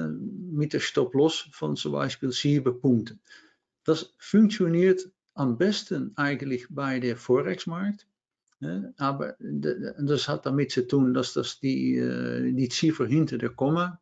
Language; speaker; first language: German; non-native, learner; Dutch